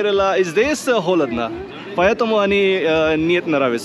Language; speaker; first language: Russian; non-native, learner; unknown